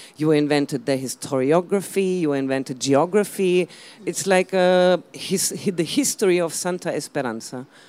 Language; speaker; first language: English; non-native, fluent; German